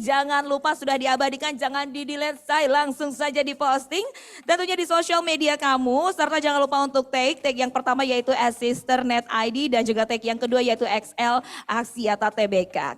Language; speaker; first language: Indonesian; native; Indonesian